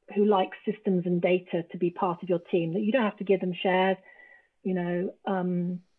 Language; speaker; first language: English; native; English